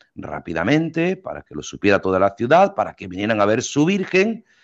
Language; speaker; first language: Spanish; native; Spanish